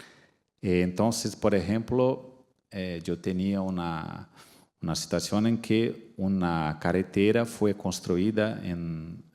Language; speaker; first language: Spanish; non-native, fluent; Portuguese